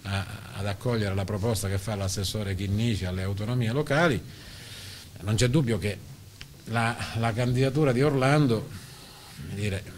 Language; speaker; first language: Italian; native; Italian